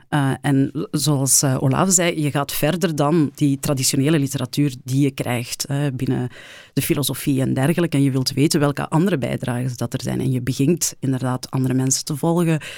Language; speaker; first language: Dutch; early bilingual, other home language; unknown